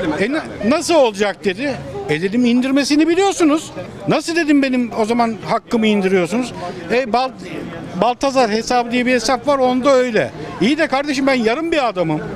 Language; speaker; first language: Turkish; native; Turkish